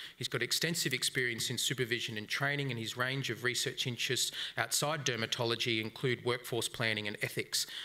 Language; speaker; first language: English; native; English